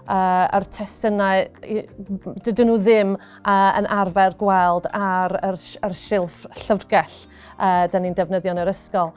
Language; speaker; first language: Welsh; non-native, local second language; English